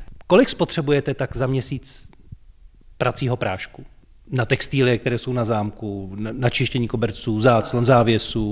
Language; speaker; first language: Czech; native; Czech